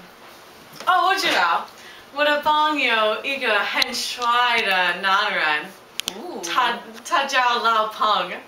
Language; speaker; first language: Chinese; non-native, learner; English